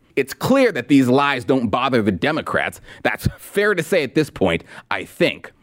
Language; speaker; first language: English; native; English